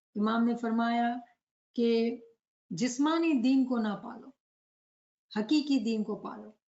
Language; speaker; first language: Hindi; non-native, local second language; Gujarati